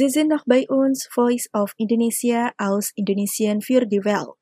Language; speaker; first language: German; non-native, fluent; Indonesian